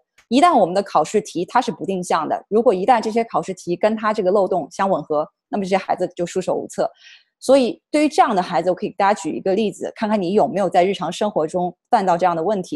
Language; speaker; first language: Chinese; native; Chinese